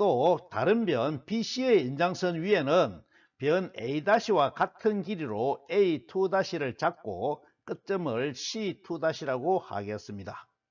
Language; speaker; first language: Korean; native; Korean